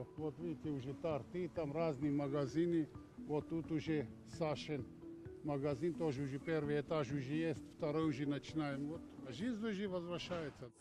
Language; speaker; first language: Ukrainian; non-native, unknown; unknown